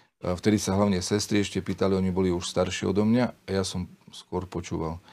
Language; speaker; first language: Slovak; native; Slovak